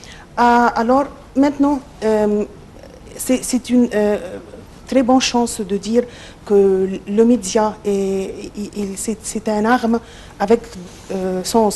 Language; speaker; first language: French; non-native, local second language; Arabic